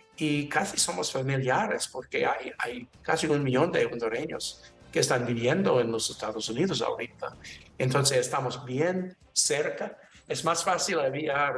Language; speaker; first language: Spanish; non-native, learner; English